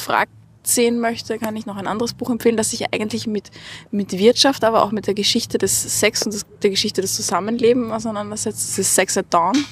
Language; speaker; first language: German; native; German